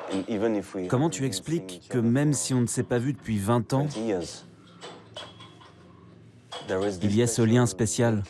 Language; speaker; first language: French; native; French